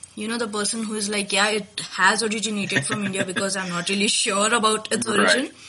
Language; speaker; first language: English; non-native, local second language; Telugu